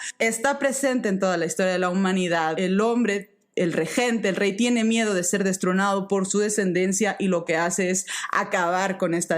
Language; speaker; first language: Spanish; native; Spanish